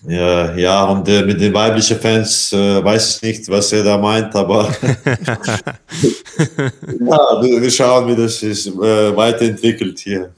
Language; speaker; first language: German; non-native, fluent; Latvian